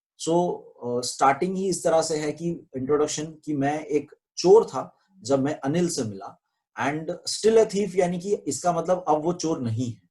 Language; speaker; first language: Hindi; non-native, local second language; Marathi